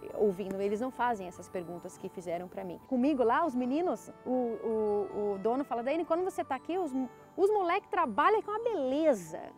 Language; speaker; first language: Portuguese; native; Portuguese